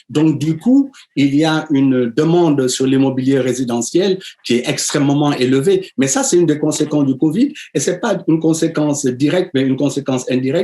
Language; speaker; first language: French; native; French